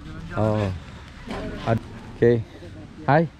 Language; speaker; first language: English; non-native, learner; Indonesian